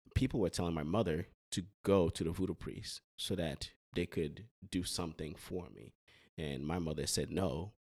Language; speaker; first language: English; early bilingual, other home language; Haitian Creole